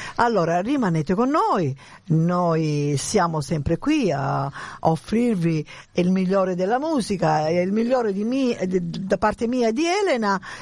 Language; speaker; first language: Italian; native; Italian